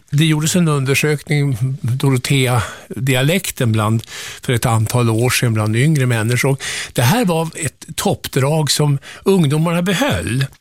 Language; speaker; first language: Swedish; native; Swedish